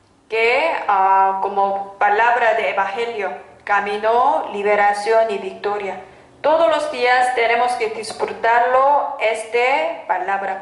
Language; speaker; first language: Spanish; non-native, fluent; Korean